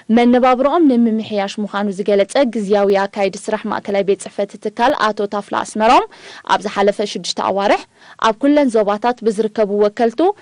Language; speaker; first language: Tigrinya; native; Tigrinya